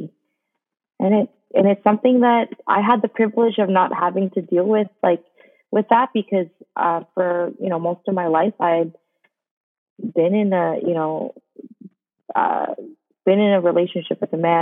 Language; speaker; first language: English; native; English